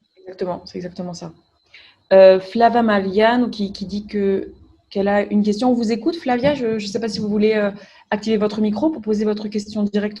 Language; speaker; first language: French; native; French